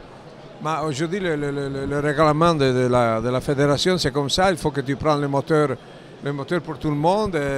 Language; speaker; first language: French; non-native, learner; Italian